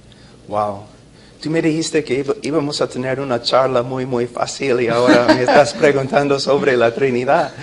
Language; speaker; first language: Spanish; non-native, fluent; English